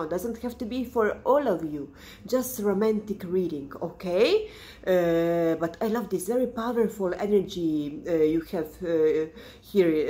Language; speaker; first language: English; non-native, fluent; Serbian